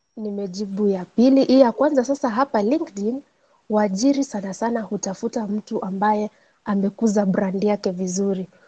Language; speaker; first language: Swahili; non-native, local second language; Gusii